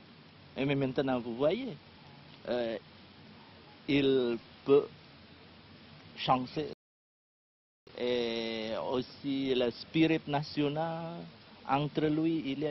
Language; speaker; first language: French; non-native, learner; Indonesian